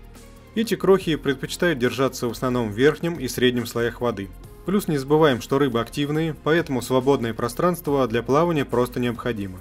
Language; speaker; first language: Russian; native; Russian